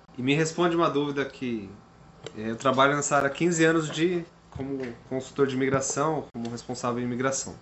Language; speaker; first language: Portuguese; native; Portuguese